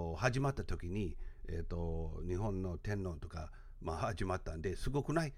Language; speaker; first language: Japanese; non-native, learner; English